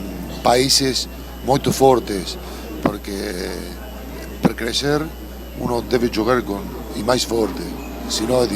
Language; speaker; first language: Portuguese; non-native, learner; Spanish